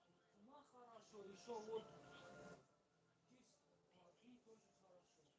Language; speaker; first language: Russian; non-native, learner; Tajik